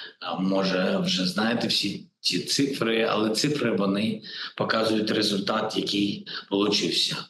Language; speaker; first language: Ukrainian; non-native, local second language; Russian